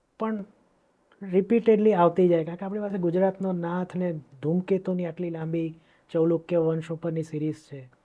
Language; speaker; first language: Gujarati; native; Gujarati